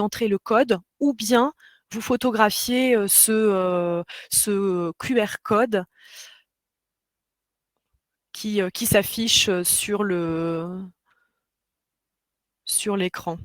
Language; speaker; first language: French; native; French